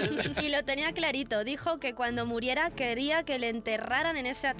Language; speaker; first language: Spanish; native; Spanish